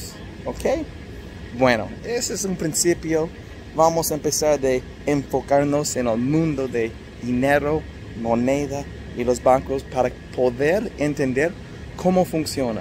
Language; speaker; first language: Spanish; non-native, fluent; English